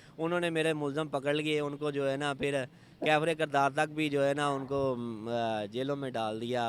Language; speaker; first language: Urdu; non-native, local second language; Punjabi